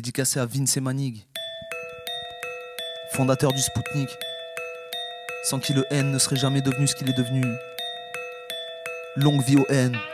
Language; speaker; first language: French; native; French